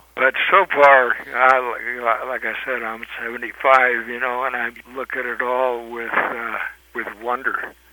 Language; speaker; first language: English; early bilingual, other home language; Spanish